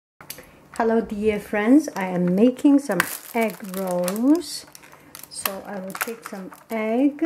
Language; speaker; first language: English; non-native, learner; Chinese